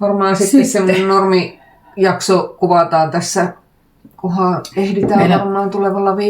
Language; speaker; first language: Finnish; native; Finnish